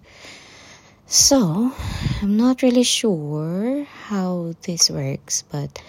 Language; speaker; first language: English; non-native, local second language; Cebuano